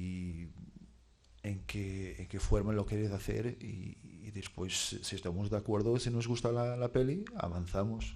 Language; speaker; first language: Spanish; non-native, fluent; Portuguese